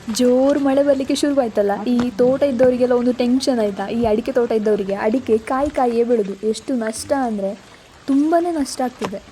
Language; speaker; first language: Kannada; non-native, local second language; Tulu